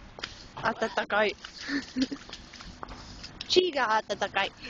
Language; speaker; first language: Japanese; non-native, learner; English